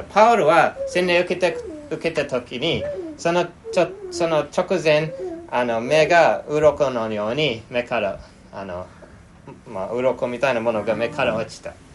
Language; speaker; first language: Japanese; non-native, fluent; English